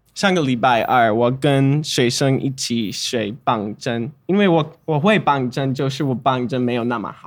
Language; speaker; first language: Chinese; non-native, learner; English